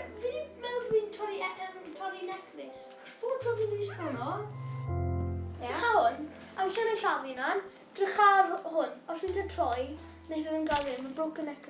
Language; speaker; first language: Welsh; native; Welsh